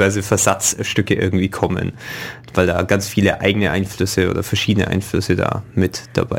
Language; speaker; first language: German; native; German